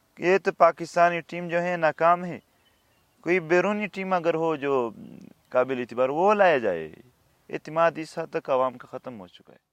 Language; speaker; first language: Urdu; non-native, local second language; Pashto